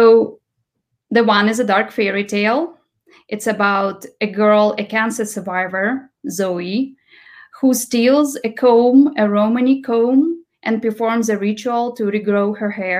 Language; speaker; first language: English; non-native, fluent; Russian